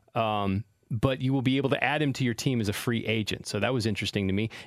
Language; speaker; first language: English; native; English